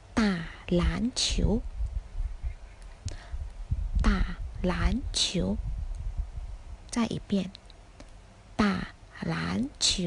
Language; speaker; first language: Chinese; non-native, fluent; Thai